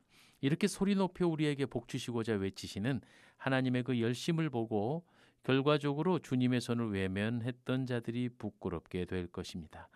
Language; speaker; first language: Korean; native; Korean